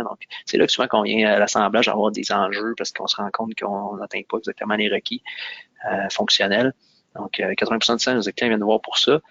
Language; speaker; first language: French; native; French